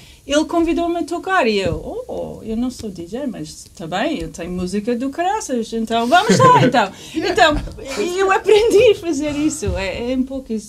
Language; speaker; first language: Portuguese; early bilingual, heritage; English